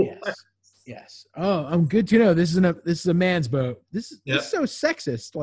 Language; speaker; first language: English; native; English